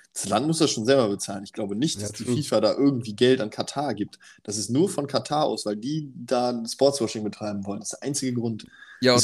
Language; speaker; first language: German; native; German